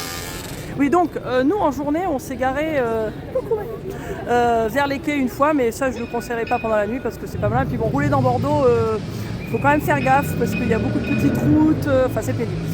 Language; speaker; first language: French; native; French